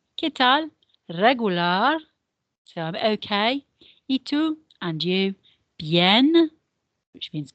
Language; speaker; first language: Spanish; non-native, fluent; English